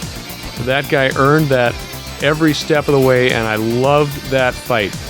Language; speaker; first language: English; native; English